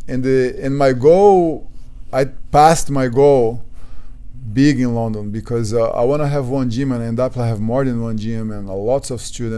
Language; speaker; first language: English; non-native, fluent; Portuguese